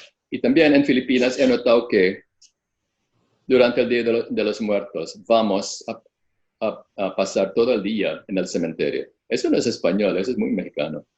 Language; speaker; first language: Spanish; non-native, fluent; Filipino